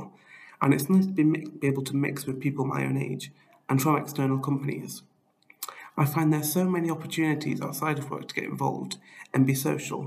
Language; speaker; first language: English; native; English